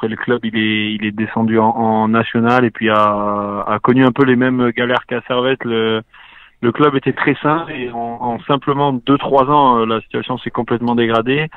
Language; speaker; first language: French; native; French